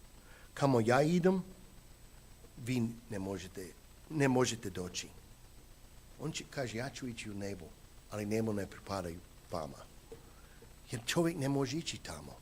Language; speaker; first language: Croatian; non-native, fluent; English